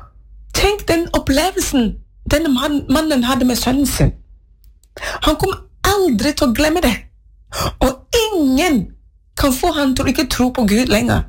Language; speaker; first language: Norwegian; non-native, fluent; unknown